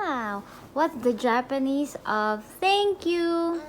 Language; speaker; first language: English; non-native, local second language; Filipino